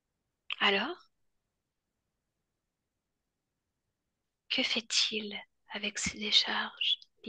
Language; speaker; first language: French; native; French